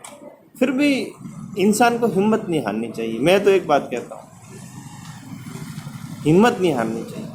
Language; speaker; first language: Hindi; native; Hindi